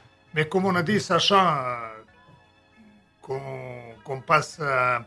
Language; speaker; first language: French; non-native, fluent; Serbian